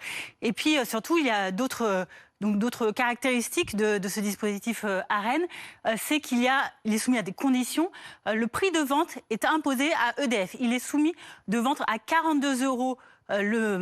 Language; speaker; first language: French; native; French